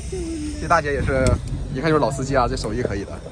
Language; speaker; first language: Chinese; native; Chinese